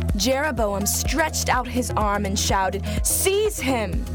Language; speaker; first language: English; native; English